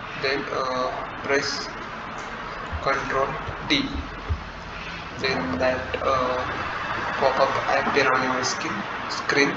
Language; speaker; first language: English; non-native, learner; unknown